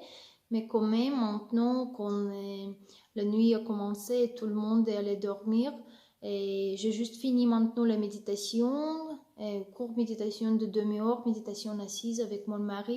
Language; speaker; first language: French; non-native, learner; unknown